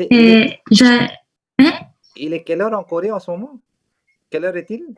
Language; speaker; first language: French; non-native, fluent; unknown